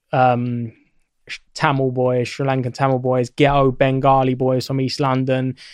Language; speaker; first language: English; native; English